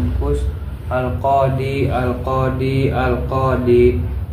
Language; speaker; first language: Arabic; non-native, learner; Indonesian